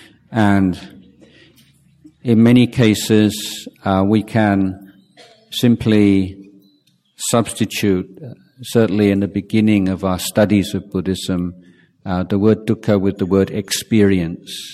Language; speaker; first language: English; native; English